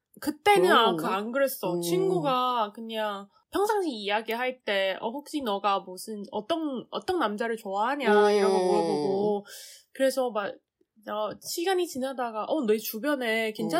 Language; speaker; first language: Korean; non-native, learner; Chinese